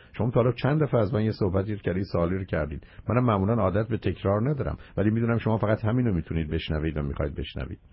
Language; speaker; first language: Persian; native; Persian